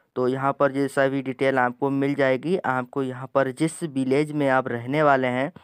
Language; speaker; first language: Hindi; native; Hindi